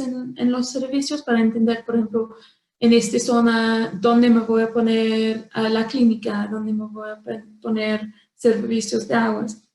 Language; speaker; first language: Spanish; non-native, fluent; English